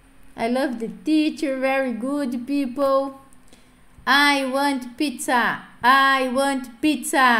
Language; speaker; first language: English; non-native, fluent; Portuguese